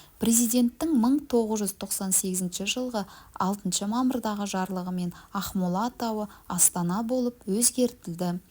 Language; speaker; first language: Kazakh; native; Kazakh